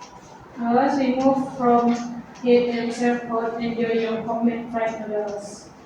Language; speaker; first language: English; non-native, learner; Indonesian